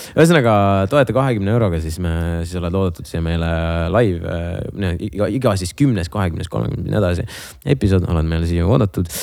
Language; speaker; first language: Estonian; non-native, local second language; Russian